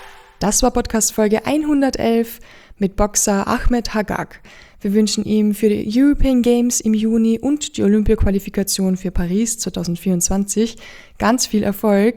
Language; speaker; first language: German; native; German